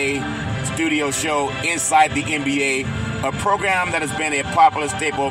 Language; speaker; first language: English; native; English